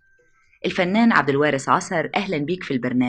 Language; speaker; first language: Arabic; native; Arabic